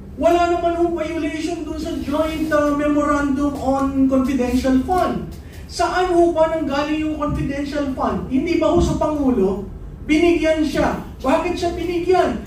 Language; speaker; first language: Filipino; native; Filipino